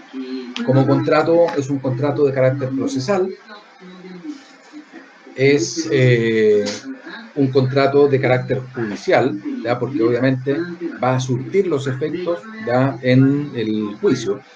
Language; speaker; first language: Spanish; native; Spanish